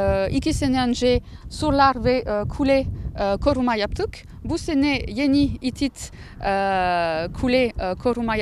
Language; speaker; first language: Turkish; non-native, learner; French